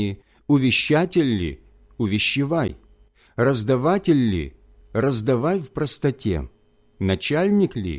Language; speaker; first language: Russian; native; Russian